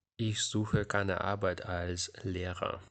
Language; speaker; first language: German; non-native, fluent; Ukrainian